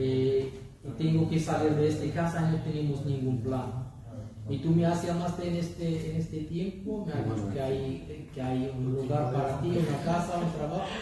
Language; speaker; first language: Spanish; non-native, learner; Arabic